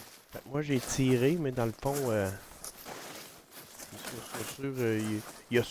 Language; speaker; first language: French; native; French